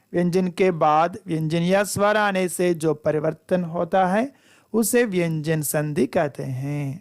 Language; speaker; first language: Hindi; non-native, local second language; Telugu